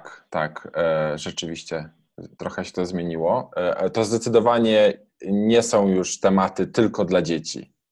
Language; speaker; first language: Polish; native; Polish